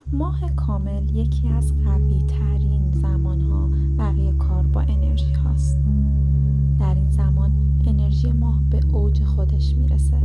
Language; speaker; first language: Persian; native; Persian